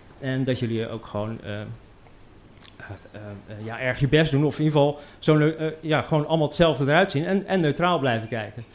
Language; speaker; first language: Dutch; native; Dutch